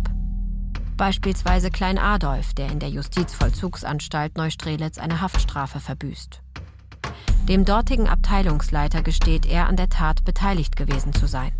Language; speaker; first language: German; native; German